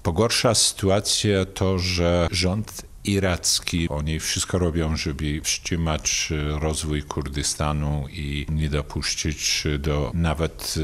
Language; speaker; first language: Polish; non-native, fluent; Kurdish